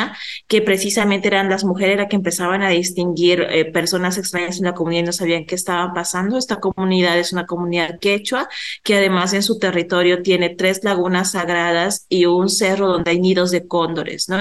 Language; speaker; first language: Spanish; native; Spanish